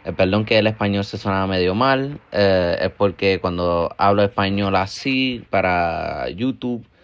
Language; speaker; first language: Spanish; early bilingual, heritage; Spanish